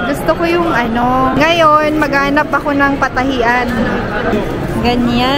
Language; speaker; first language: Filipino; native; Filipino